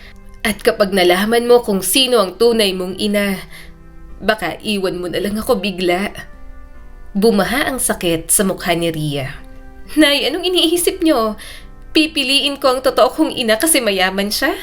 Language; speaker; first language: Filipino; native; Filipino